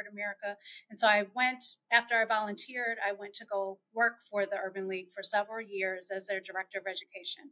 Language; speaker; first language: English; native; English